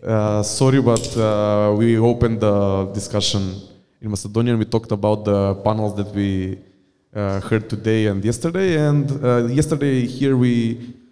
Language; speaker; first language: English; non-native, fluent; Macedonian